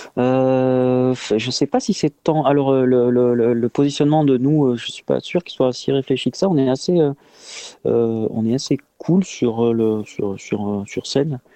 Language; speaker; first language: French; native; French